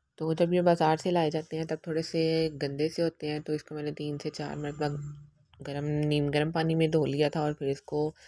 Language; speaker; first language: Urdu; native; Urdu